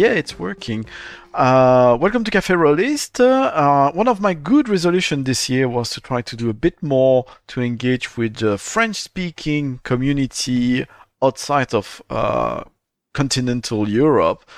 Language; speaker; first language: English; non-native, learner; French